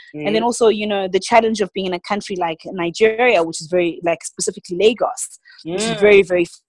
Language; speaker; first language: English; non-native, local second language; Zulu